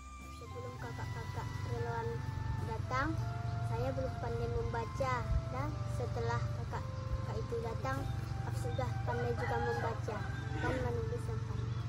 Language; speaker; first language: Indonesian; non-native, local second language; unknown